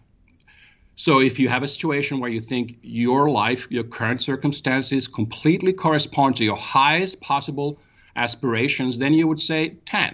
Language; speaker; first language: English; non-native, fluent; Finnish